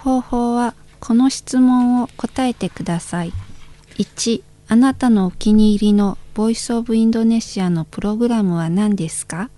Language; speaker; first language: Japanese; non-native, fluent; Indonesian